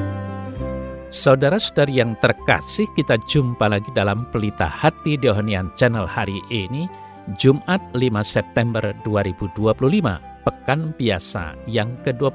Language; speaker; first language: Indonesian; native; Indonesian